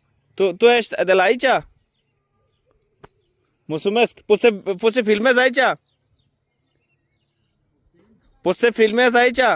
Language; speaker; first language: Romanian; non-native, learner; Bangla